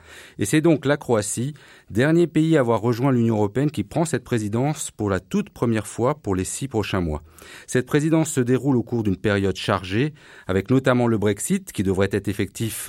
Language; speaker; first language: French; native; French